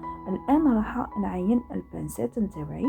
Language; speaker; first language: Arabic; native; Arabic